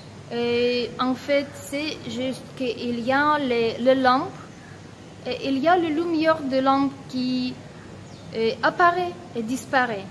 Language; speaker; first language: French; non-native, fluent; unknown